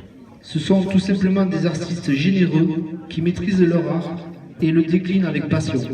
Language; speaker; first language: French; native; French